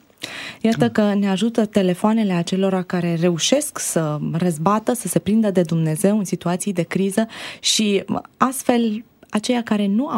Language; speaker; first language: Romanian; native; Romanian